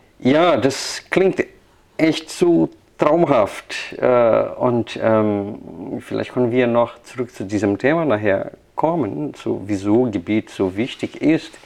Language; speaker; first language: German; non-native, fluent; Portuguese